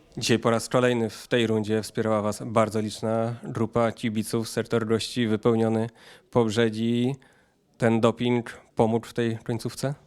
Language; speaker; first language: Polish; native; Polish